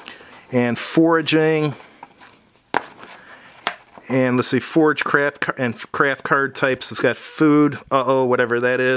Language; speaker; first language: English; native; English